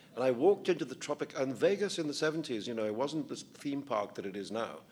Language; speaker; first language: English; non-native, local second language; Urdu